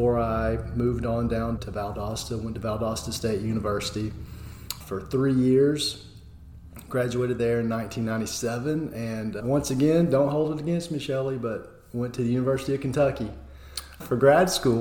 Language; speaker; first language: English; native; English